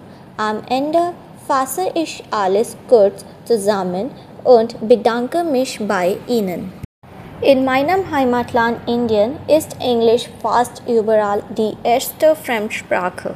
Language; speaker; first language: German; non-native, learner; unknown